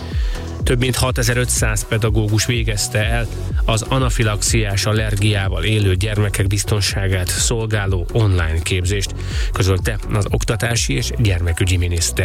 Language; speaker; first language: Hungarian; native; Hungarian